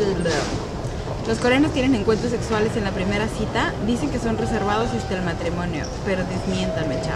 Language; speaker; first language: Spanish; native; Spanish